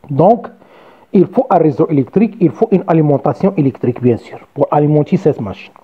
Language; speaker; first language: French; non-native, local second language; Arabic